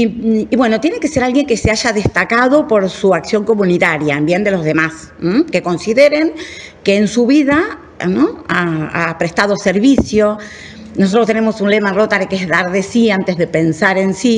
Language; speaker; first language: Spanish; native; Spanish